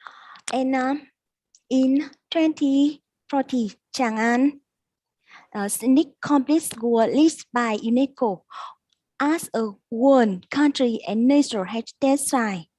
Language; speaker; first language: English; non-native, learner; Vietnamese